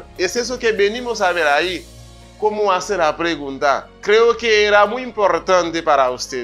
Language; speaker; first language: Spanish; non-native, fluent; Haitian Creole